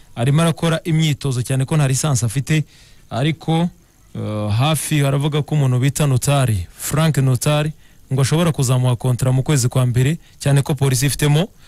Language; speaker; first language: Kinyarwanda; native; Kinyarwanda